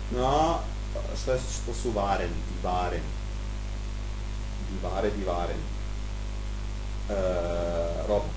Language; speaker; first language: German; non-native, fluent; Serbian